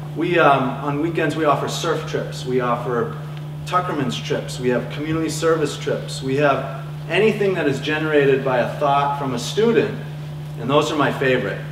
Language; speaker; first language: English; native; English